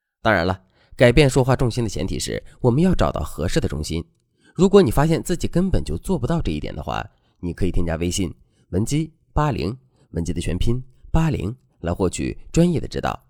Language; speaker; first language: Chinese; native; Chinese